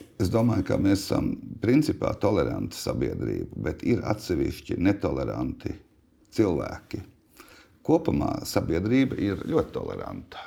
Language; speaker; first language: Latvian; native; Latvian